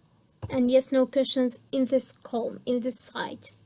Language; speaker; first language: English; non-native, fluent; Central Kurdish